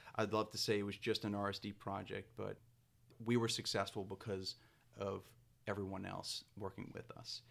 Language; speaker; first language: English; native; English